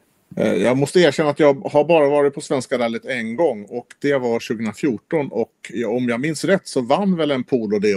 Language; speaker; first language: Swedish; native; Swedish